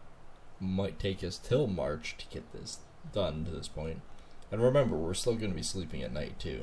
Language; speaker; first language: English; native; English